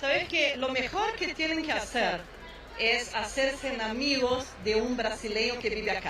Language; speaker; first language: Spanish; non-native, fluent; Portuguese